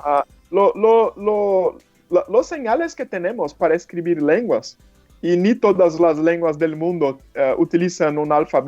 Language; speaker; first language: Spanish; non-native, fluent; Portuguese